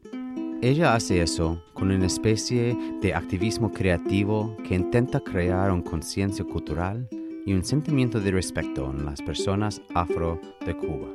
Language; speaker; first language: Spanish; non-native, fluent; English